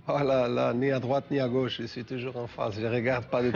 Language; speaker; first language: French; non-native, fluent; Portuguese